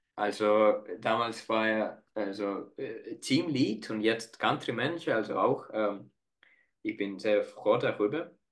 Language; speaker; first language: German; non-native, fluent; Estonian